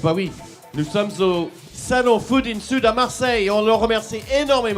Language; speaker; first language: French; native; French